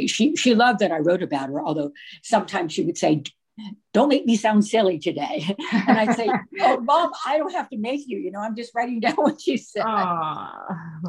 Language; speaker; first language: English; native; English